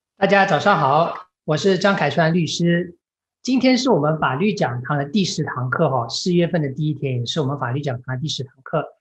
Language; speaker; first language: Chinese; native; Chinese